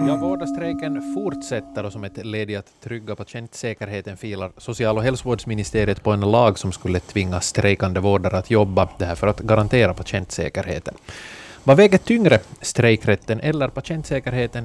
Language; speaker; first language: Swedish; native; Swedish